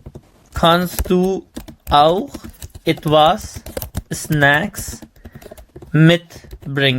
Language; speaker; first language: German; non-native, learner; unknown